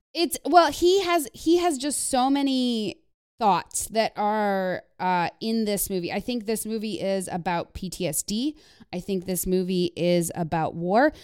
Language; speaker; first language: English; non-native, fluent; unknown